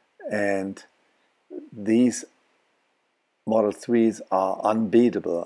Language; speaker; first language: English; non-native, fluent; German